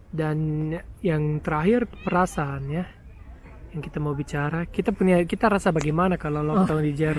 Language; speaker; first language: Indonesian; non-native, fluent; German